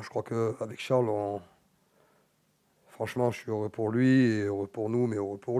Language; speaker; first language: French; native; French